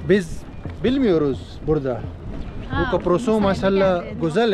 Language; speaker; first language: Turkish; non-native, learner; Urdu